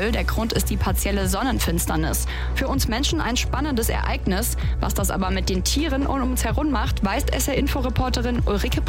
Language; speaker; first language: German; native; German